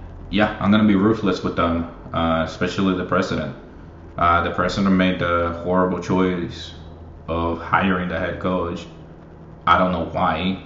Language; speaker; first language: English; non-native, fluent; Spanish